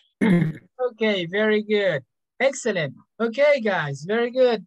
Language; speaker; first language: English; non-native, fluent; Spanish